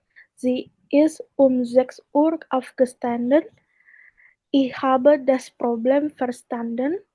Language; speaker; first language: German; non-native, learner; Indonesian